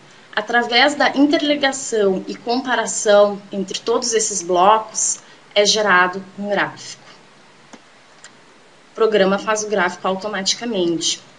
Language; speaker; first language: Portuguese; native; Portuguese